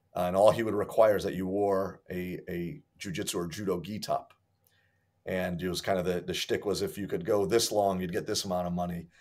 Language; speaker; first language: English; native; English